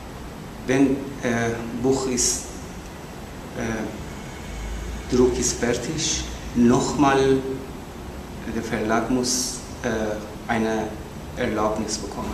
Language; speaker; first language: German; non-native, learner; Persian